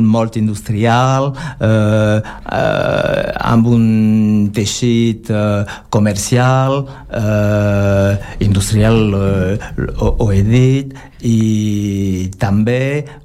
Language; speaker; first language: Catalan; non-native, learner; French